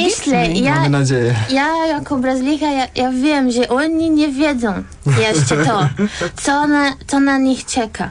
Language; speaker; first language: Polish; non-native, fluent; Portuguese